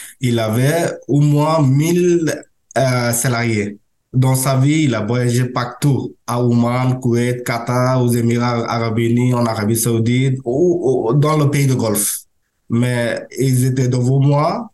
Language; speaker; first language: French; non-native, learner; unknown